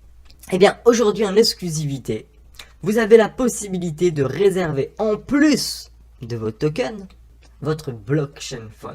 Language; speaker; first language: French; native; French